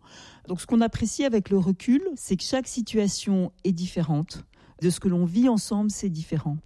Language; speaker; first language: French; native; French